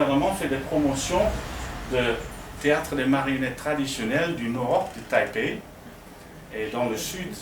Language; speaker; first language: French; non-native, fluent; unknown